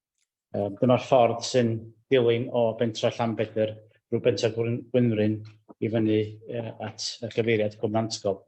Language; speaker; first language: Welsh; native; Welsh